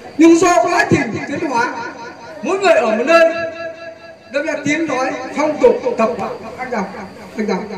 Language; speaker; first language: Vietnamese; non-native, local second language; Iu Mien